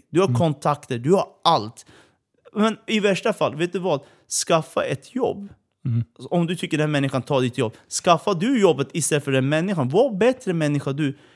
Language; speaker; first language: Swedish; early bilingual, other home language; Persian